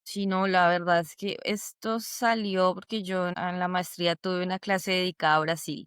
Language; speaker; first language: Spanish; native; Spanish